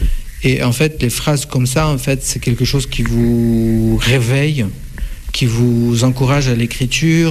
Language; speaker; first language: French; non-native, fluent; Russian